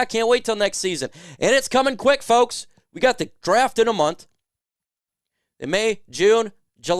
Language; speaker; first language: English; native; English